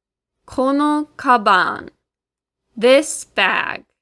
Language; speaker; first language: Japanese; non-native, fluent; English